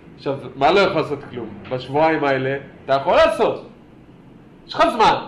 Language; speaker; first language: Hebrew; native; Hebrew